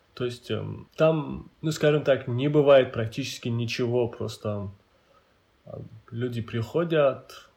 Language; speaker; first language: Russian; non-native, local second language; Avaric